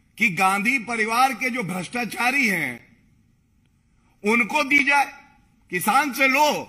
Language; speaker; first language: Hindi; native; Hindi